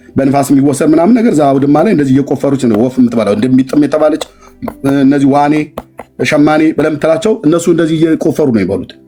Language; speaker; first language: Amharic; native; Amharic